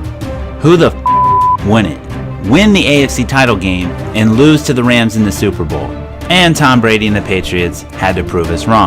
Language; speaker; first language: English; native; English